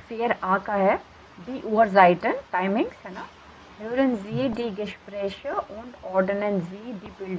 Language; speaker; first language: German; non-native, learner; Hindi